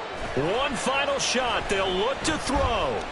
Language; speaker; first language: English; native; English